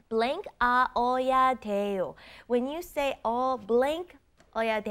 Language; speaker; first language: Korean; non-native, learner; English